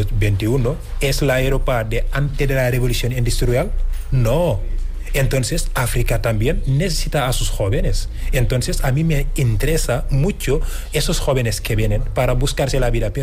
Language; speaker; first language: Spanish; non-native, fluent; Wolof